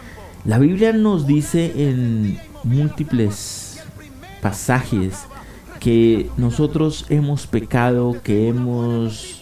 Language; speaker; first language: Spanish; native; Spanish